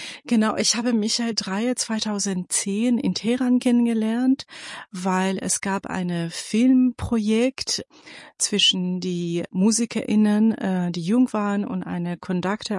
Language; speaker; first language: German; non-native, fluent; Persian